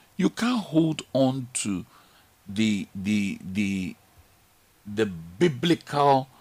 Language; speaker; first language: English; non-native, local second language; Ga